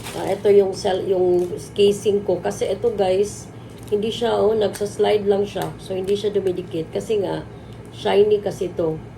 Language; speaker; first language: Filipino; non-native, local second language; Cebuano